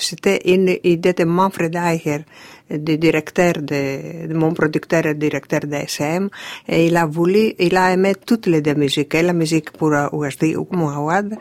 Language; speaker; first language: French; non-native, fluent; Greek